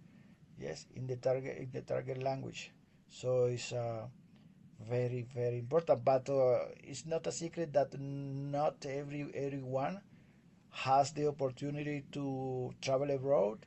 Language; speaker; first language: English; non-native, learner; Spanish